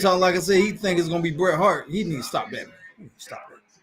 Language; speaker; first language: English; native; English